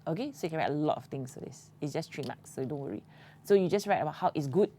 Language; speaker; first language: English; non-native, local second language; Malay